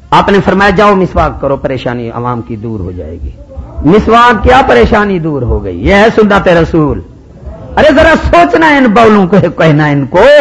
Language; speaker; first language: Urdu; non-native, local second language; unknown